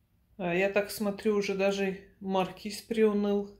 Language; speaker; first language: Russian; native; Russian